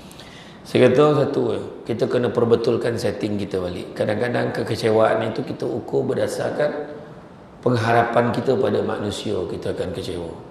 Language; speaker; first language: Malay; native; Malay